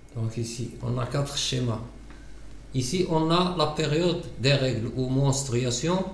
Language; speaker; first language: French; non-native, local second language; Arabic